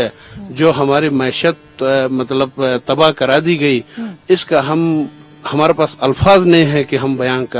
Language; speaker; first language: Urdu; non-native, local second language; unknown